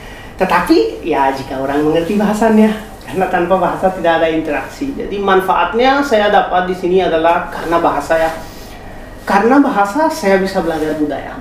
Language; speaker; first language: Indonesian; non-native, fluent; Hindi